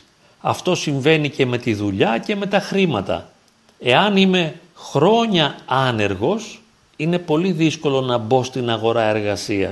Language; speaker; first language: Greek; native; Greek